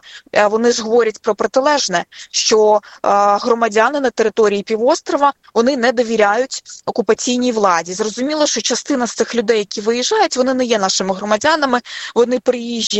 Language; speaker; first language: Ukrainian; native; Ukrainian